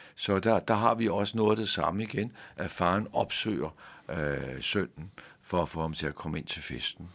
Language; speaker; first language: Danish; native; Danish